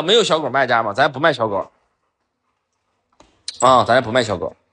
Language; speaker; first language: Chinese; native; Chinese